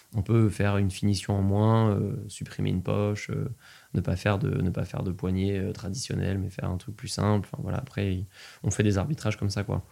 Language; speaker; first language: French; native; French